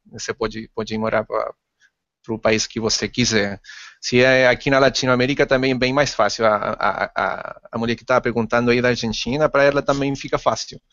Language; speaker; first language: Portuguese; non-native, fluent; Spanish